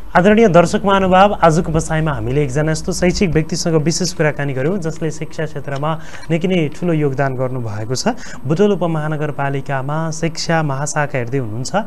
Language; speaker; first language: Nepali; native; Nepali